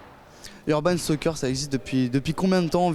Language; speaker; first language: French; native; French